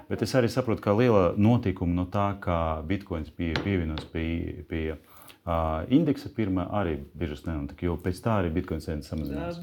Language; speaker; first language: Latvian; non-native, local second language; Russian